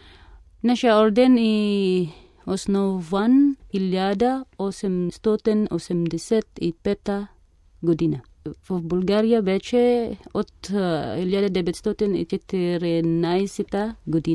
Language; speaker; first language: Bulgarian; non-native, fluent; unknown